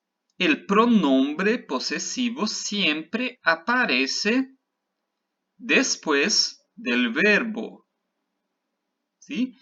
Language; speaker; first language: Spanish; non-native, fluent; Portuguese